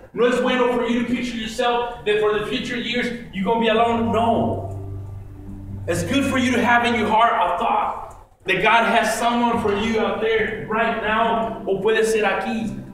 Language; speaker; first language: English; early bilingual, other home language; Spanish